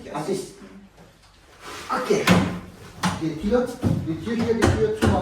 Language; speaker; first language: German; non-native, learner; Filipino